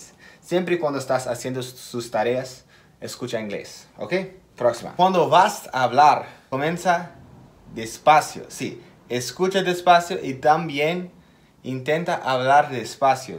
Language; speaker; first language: Spanish; non-native, fluent; English